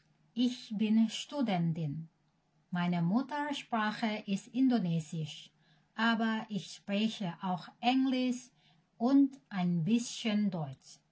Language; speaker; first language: German; non-native, learner; Indonesian